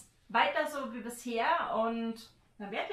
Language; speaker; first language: German; native; German